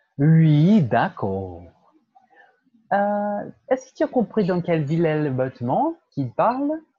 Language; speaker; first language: French; non-native, fluent; Portuguese